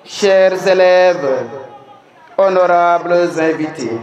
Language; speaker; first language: French; non-native, local second language; Serer